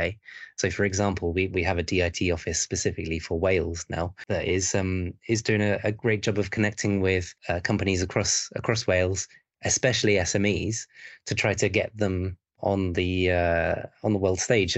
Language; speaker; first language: English; native; English